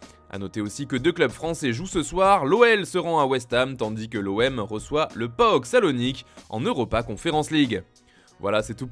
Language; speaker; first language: French; native; French